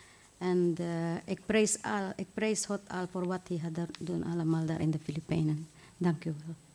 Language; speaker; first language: Dutch; non-native, fluent; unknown